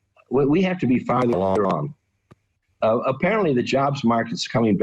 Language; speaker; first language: English; native; English